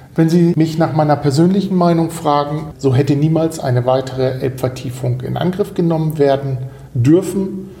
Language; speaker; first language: German; native; German